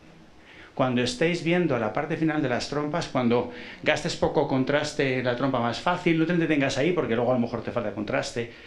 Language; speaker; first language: Spanish; native; Spanish